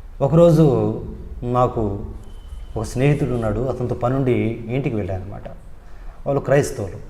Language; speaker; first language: Telugu; non-native, local second language; Urdu